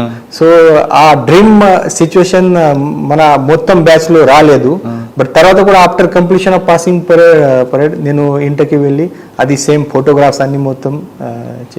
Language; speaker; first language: Telugu; non-native, learner; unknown